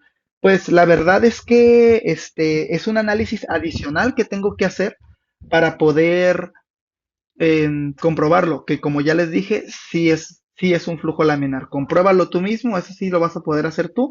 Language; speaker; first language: Spanish; native; Spanish